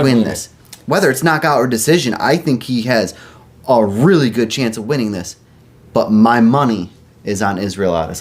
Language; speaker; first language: English; native; English